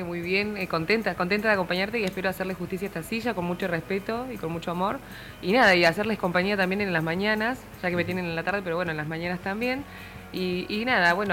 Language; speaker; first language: Spanish; native; Spanish